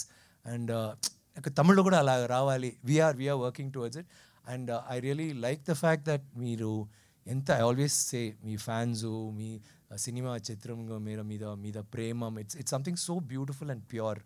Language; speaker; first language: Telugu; non-native, learner; Tamil